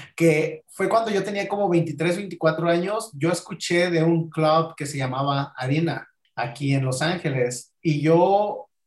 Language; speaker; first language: Spanish; native; Spanish